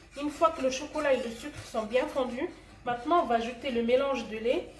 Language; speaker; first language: French; non-native, local second language; Arabic